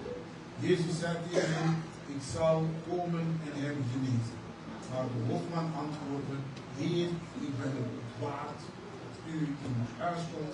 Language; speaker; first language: Dutch; non-native, fluent; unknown